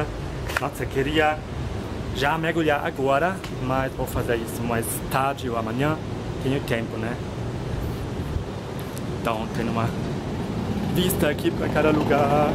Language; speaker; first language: Portuguese; non-native, fluent; German